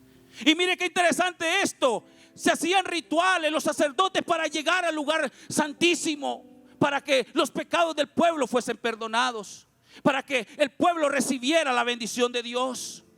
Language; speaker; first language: Spanish; native; Spanish